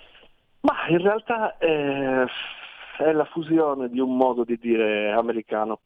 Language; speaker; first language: Italian; native; Italian